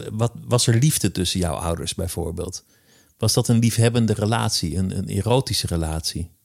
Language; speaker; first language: Dutch; native; Dutch